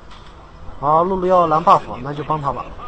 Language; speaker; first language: Chinese; native; Chinese